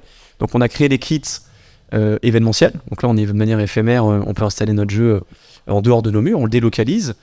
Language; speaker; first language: French; native; French